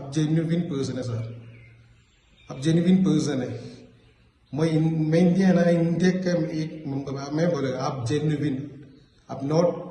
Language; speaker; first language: Hindi; non-native, learner; Malayalam